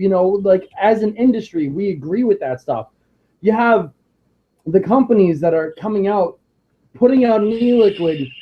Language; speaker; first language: English; native; English